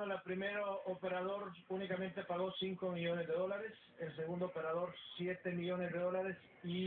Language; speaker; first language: Spanish; native; Spanish